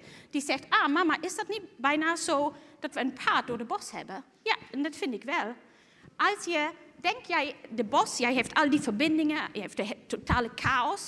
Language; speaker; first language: Dutch; non-native, fluent; German